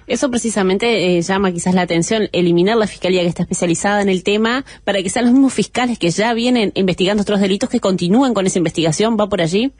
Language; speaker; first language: Spanish; native; Spanish